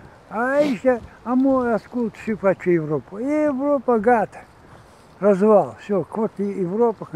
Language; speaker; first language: Romanian; non-native, local second language; Gagauz